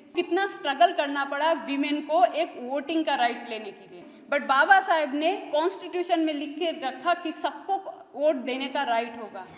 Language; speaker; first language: Hindi; non-native, local second language; Marathi